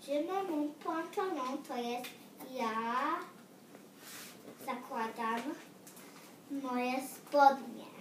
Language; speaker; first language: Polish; early bilingual, heritage; Polish